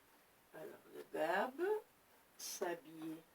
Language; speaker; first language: French; non-native, local second language; Arabic